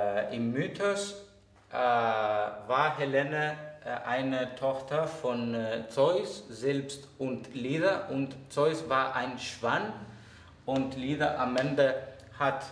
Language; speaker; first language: German; non-native, fluent; Greek